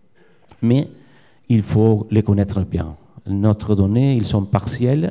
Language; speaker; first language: French; non-native, learner; Catalan